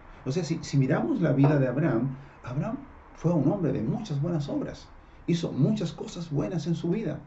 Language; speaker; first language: Spanish; native; Spanish